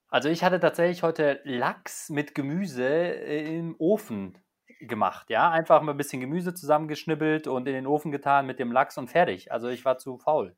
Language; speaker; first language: German; early bilingual, other home language; Polish